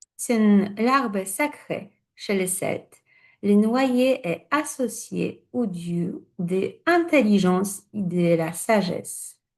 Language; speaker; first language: French; non-native, fluent; Polish